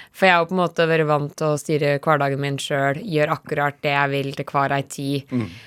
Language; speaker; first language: Norwegian; native; Norwegian